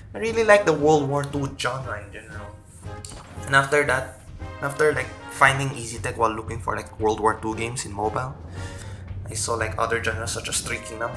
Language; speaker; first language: English; non-native, local second language; Filipino